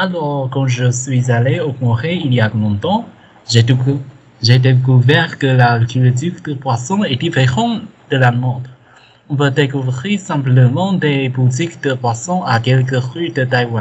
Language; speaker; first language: French; non-native, learner; Chinese